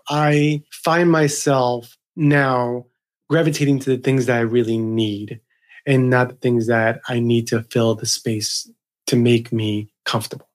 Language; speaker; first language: English; early bilingual, other home language; Spanish